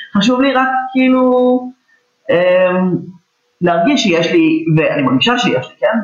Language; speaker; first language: Hebrew; native; Hebrew